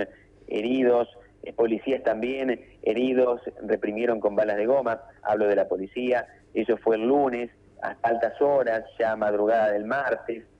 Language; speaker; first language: Spanish; native; Spanish